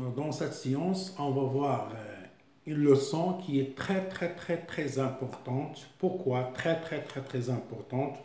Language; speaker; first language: French; non-native, local second language; Arabic